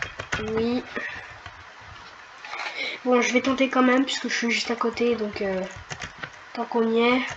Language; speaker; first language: French; native; French